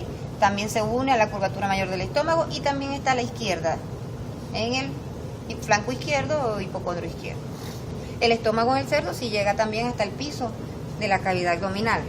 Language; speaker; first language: Spanish; native; Spanish